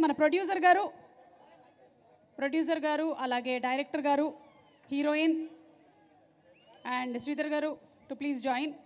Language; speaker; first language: Telugu; native; Telugu